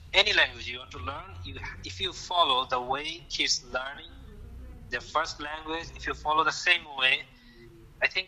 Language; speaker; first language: English; non-native, local second language; Bangla